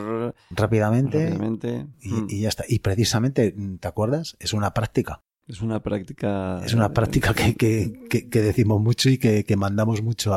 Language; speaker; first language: Spanish; native; Spanish